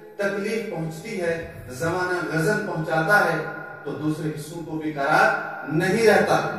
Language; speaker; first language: Urdu; native; Urdu